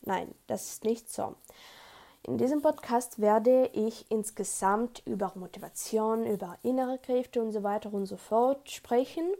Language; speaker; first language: German; non-native, learner; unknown